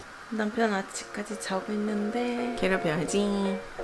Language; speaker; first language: Korean; non-native, fluent; English